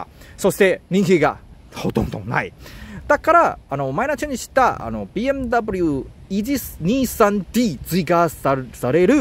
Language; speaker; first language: Japanese; non-native, learner; Chinese